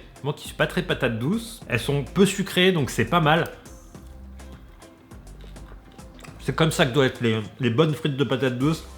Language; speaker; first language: French; native; French